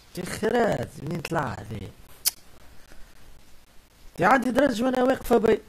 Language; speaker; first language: Arabic; native; Arabic